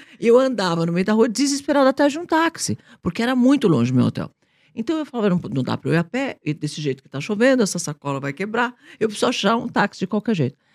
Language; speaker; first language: Portuguese; native; Portuguese